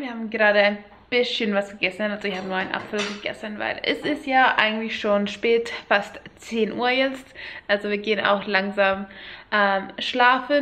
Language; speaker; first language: German; non-native, fluent; Finnish